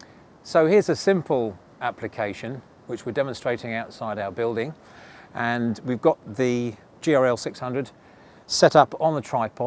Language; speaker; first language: English; native; English